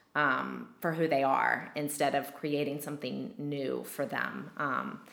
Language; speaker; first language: English; native; English